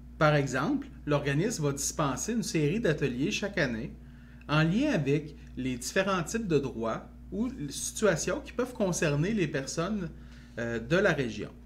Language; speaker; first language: French; native; French